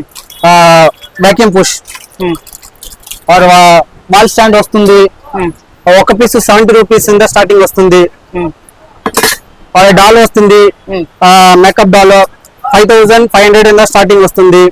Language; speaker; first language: Telugu; non-native, learner; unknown